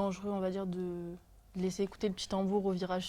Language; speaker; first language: French; native; French